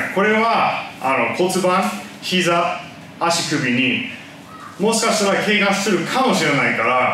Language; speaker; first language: Japanese; non-native, fluent; English